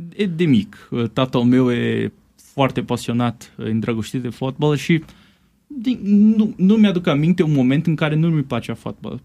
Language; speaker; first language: Romanian; non-native, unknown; Portuguese